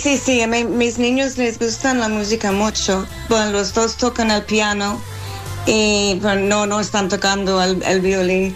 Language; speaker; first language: Spanish; non-native, fluent; English